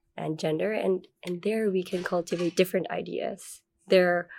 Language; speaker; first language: English; non-native, local second language; Filipino